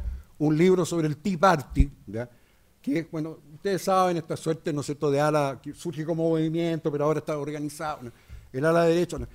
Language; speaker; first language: Spanish; native; Spanish